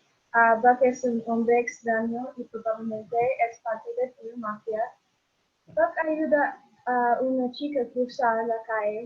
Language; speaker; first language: Spanish; non-native, learner; English